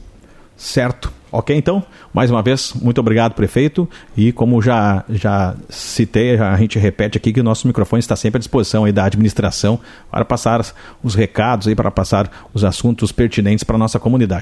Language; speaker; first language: Portuguese; native; Portuguese